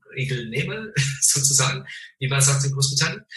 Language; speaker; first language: German; non-native, fluent; English